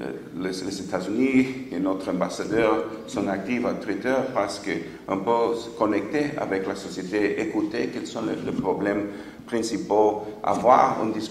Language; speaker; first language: French; non-native, fluent; English